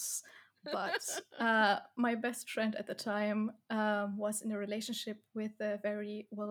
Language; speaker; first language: English; non-native, fluent; German